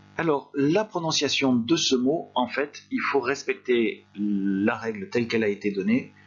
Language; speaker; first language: French; native; French